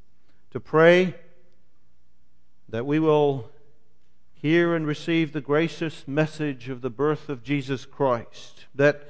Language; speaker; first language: English; native; English